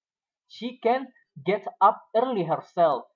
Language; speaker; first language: English; non-native, fluent; Indonesian